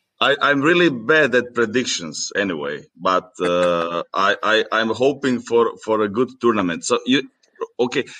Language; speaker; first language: English; non-native, fluent; Greek